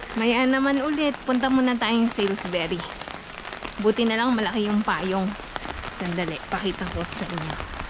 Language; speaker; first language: Filipino; native; Filipino